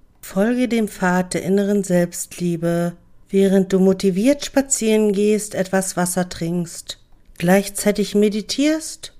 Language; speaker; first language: German; native; German